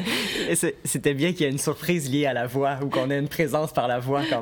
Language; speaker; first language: French; native; French